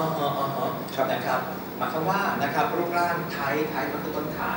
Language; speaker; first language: Thai; native; Thai